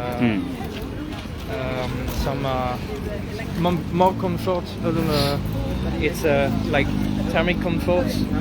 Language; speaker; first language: English; non-native, fluent; French